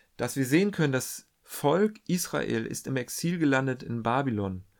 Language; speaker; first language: German; native; German